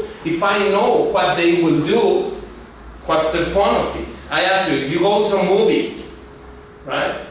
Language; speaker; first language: English; non-native, fluent; Spanish